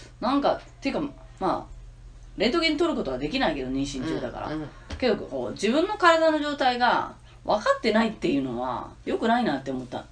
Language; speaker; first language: Japanese; native; Japanese